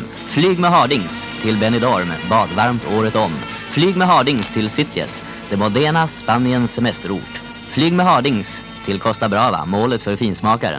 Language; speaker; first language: Swedish; native; Swedish